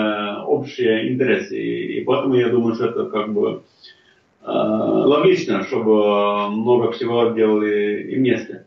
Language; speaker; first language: Russian; non-native, fluent; Norwegian